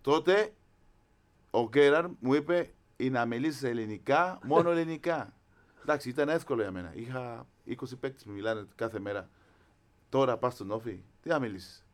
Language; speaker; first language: Greek; non-native, fluent; Spanish